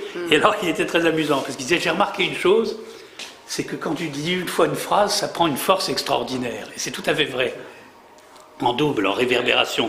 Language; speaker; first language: French; native; French